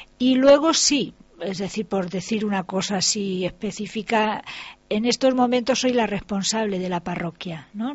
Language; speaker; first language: Spanish; native; Spanish